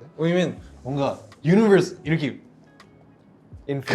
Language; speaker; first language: Korean; non-native, learner; English